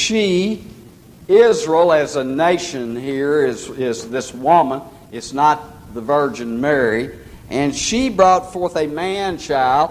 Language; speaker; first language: English; native; English